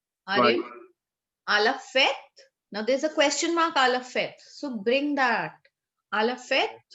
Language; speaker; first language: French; non-native, fluent; Hindi